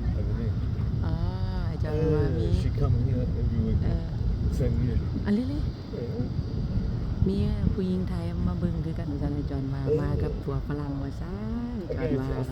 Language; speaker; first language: Thai; non-native, local second language; Northeastern Thai